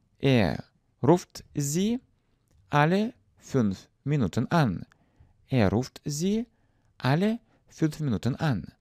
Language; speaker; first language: German; non-native, fluent; Russian